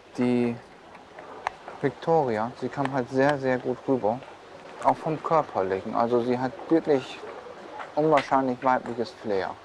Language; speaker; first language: German; native; German